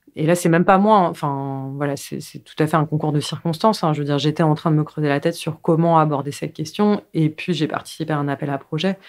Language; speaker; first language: French; native; French